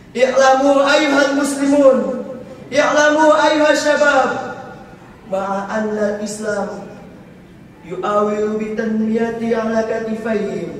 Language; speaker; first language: Arabic; non-native, learner; Indonesian